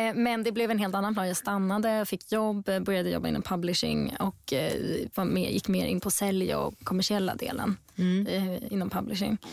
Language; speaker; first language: Swedish; native; Swedish